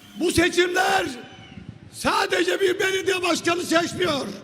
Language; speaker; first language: Turkish; native; Turkish